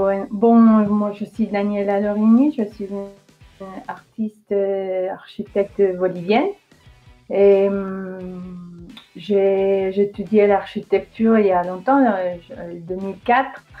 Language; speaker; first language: French; non-native, fluent; Spanish